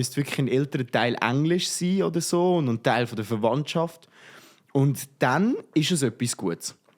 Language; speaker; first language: German; native; German